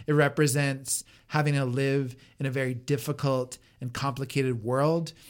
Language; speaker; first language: English; native; English